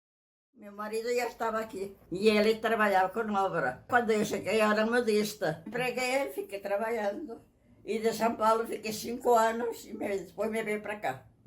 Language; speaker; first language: Portuguese; non-native, learner; Catalan